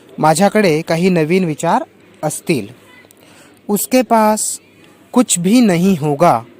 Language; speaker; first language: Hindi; non-native, local second language; Marathi